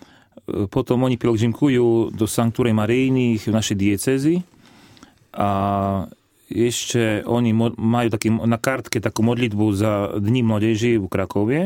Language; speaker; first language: Polish; non-native, learner; Slovak